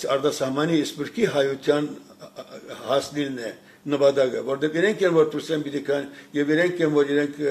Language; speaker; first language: Armenian; early bilingual, heritage; Armenian